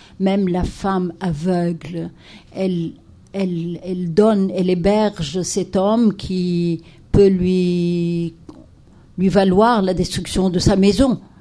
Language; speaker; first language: French; non-native, local second language; Arabic